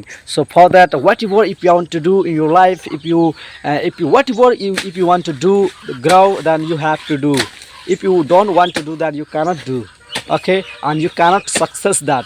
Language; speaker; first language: English; non-native, learner; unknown